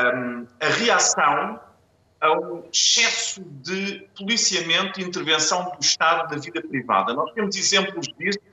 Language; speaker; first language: Portuguese; non-native, fluent; German